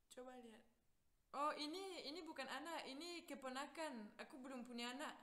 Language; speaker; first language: Indonesian; non-native, fluent; French